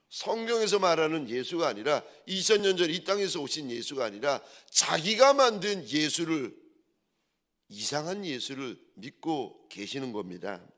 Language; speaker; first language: Korean; native; Korean